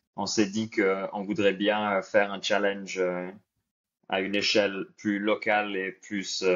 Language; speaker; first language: French; native; French